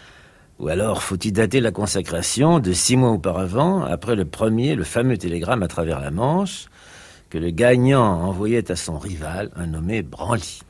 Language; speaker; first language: French; native; French